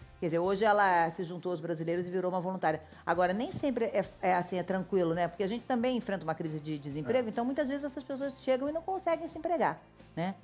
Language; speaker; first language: Portuguese; native; Portuguese